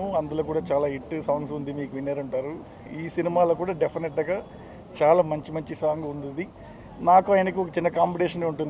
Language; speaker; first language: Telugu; non-native, learner; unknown